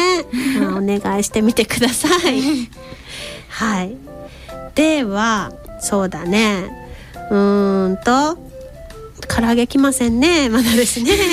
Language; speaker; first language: Japanese; native; Japanese